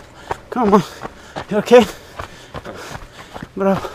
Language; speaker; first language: English; non-native, learner; Greek